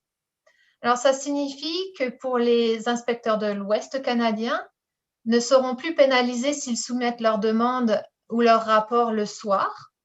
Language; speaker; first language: French; native; French